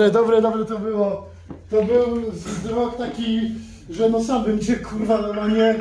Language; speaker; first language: Polish; native; Polish